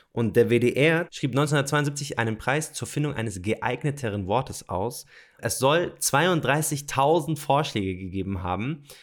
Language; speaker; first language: German; native; German